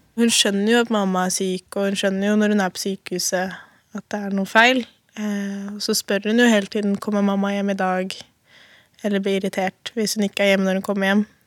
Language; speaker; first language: Norwegian; native; Norwegian